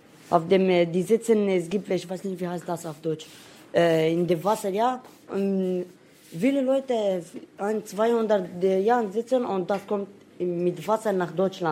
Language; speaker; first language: German; non-native, learner; Arabic